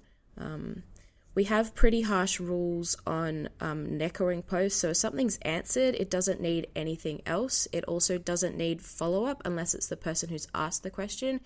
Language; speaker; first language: English; native; English